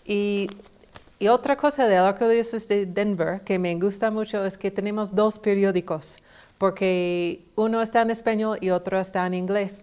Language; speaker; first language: Spanish; non-native, fluent; English